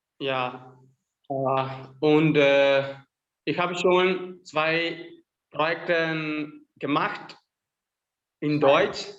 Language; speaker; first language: German; non-native, learner; Tamil